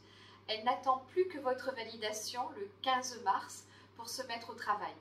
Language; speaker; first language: French; native; French